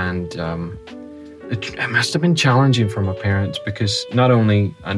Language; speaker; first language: English; native; English